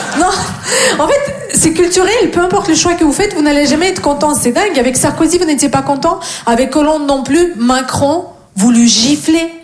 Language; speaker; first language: French; non-native, fluent; Russian